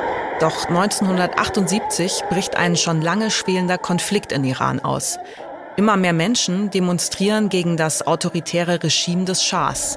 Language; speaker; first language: German; native; German